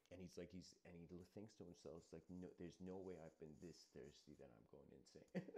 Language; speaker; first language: English; native; English